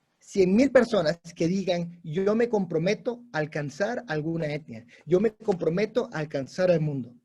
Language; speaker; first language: Spanish; non-native, local second language; English